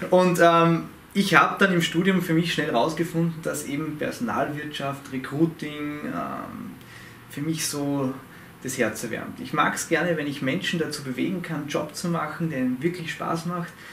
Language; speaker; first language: German; native; German